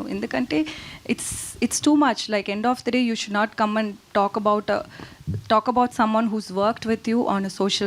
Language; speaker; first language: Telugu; non-native, local second language; Tamil